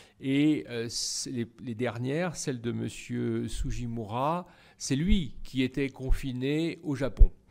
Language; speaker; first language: French; native; French